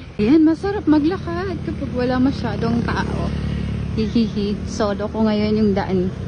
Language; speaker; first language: Filipino; non-native, local second language; Bikol